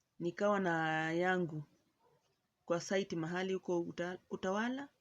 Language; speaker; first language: Swahili; non-native, local second language; Luyia